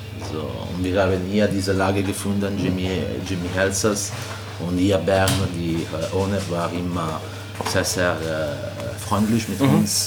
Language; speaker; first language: German; non-native, learner; Italian